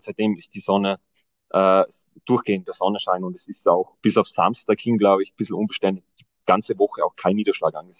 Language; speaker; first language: German; native; German